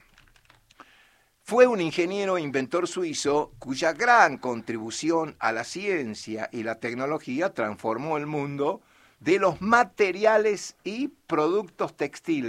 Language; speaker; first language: Spanish; native; Spanish